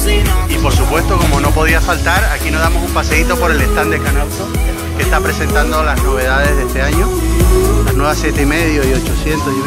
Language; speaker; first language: Spanish; native; Spanish